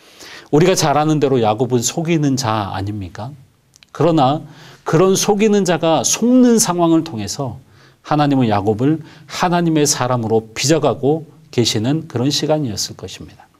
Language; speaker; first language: Korean; native; Korean